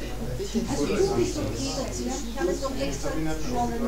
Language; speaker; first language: German; native; German